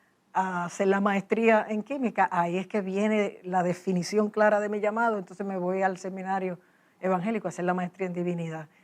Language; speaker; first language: Spanish; native; Spanish